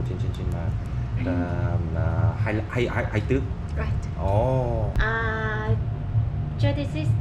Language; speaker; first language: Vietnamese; non-native, learner; Korean